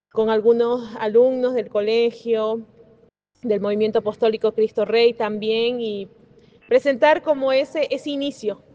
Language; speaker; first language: Spanish; native; Spanish